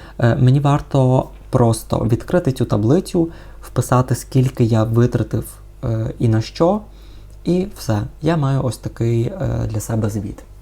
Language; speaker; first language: Ukrainian; non-native, local second language; Russian